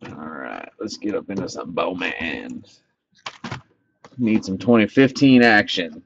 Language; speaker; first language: English; native; English